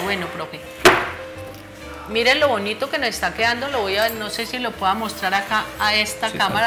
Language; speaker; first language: Spanish; native; Spanish